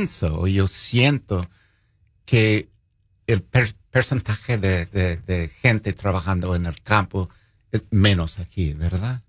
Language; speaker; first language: Spanish; non-native, fluent; English